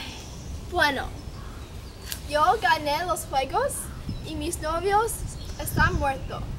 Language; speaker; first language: Spanish; non-native, learner; English